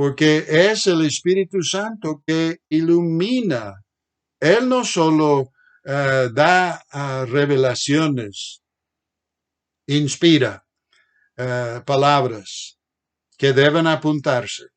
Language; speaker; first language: Spanish; non-native, fluent; English